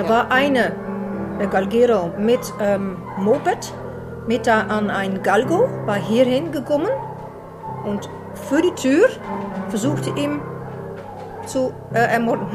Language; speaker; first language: German; non-native, learner; Dutch